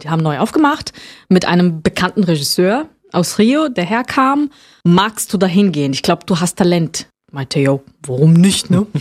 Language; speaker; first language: German; non-native, fluent; Portuguese